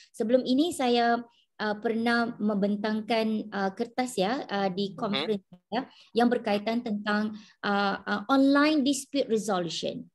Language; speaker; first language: Malay; native; Malay